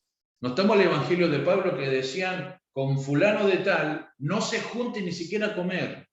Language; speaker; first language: Spanish; native; Spanish